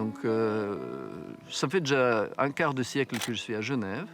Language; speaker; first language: French; non-native, fluent; Ukrainian